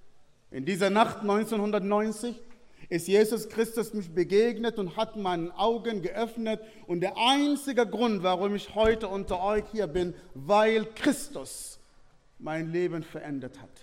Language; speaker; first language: German; non-native, fluent; Arabic